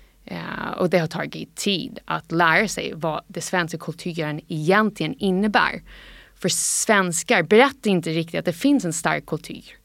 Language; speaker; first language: Swedish; non-native, fluent; English